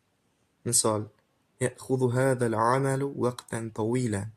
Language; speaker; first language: Arabic; non-native, learner; Uzbek